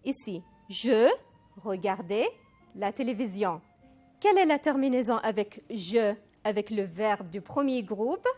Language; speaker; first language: French; non-native, fluent; Arabic